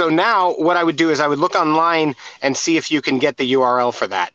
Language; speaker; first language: English; native; English